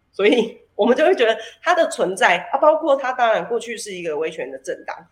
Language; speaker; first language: Chinese; native; Chinese